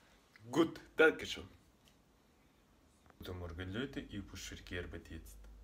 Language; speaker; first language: German; non-native, learner; Russian